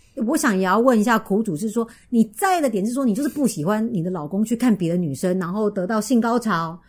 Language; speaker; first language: Chinese; native; Chinese